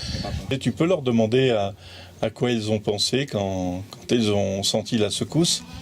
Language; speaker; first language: French; native; French